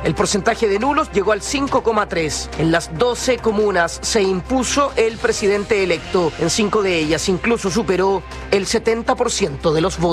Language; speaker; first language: Spanish; native; Spanish